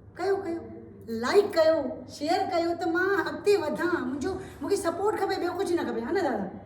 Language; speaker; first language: Sindhi; early bilingual, heritage; Sindhi